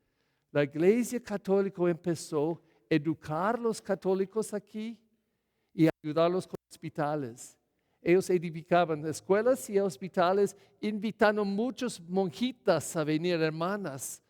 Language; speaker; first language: Spanish; non-native, fluent; English